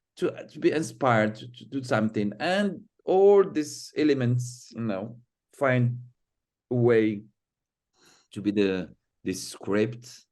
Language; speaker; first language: English; non-native, fluent; Arabic